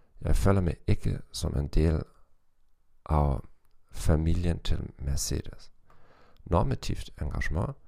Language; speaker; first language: Norwegian; non-native, learner; German